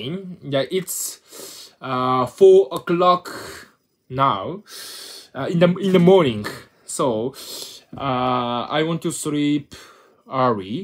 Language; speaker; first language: English; non-native, learner; Japanese